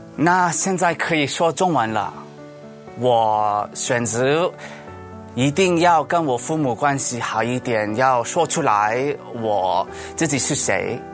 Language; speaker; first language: Chinese; early bilingual, heritage; Chinese